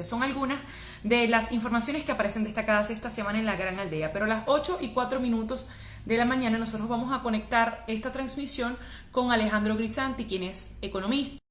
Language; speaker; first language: Spanish; native; Spanish